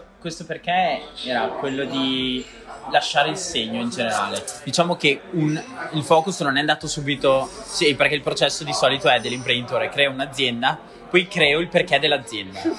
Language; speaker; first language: Italian; early bilingual, other home language; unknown